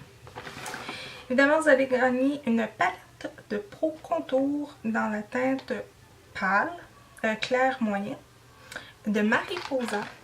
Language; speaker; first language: French; native; French